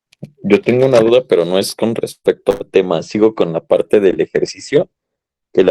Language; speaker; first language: Spanish; native; Spanish